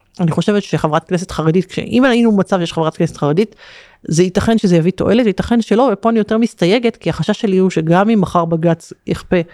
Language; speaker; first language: Hebrew; native; Hebrew